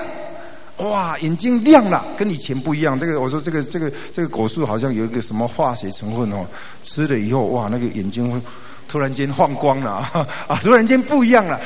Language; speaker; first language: Chinese; native; Chinese